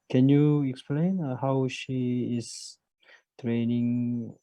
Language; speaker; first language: English; non-native, learner; Korean